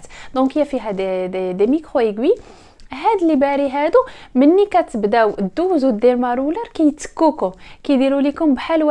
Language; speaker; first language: Arabic; native; Arabic